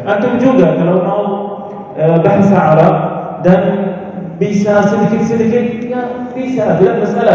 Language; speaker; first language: Indonesian; non-native, learner; Arabic